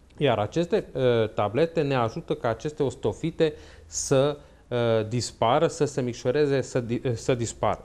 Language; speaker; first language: Romanian; native; Romanian